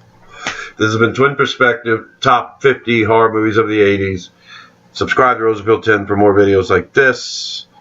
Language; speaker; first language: English; native; English